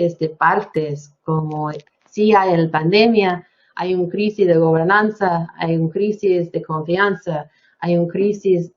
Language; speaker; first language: Spanish; non-native, fluent; English